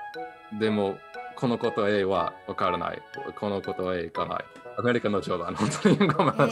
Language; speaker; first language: Japanese; non-native, learner; English